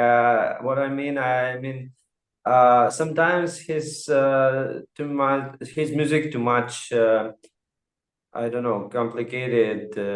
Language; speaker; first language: English; non-native, fluent; Russian